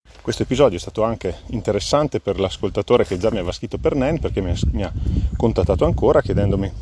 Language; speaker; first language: Italian; native; Italian